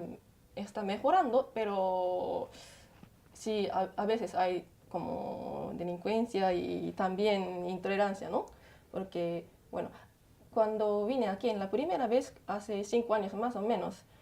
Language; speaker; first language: Spanish; non-native, learner; Japanese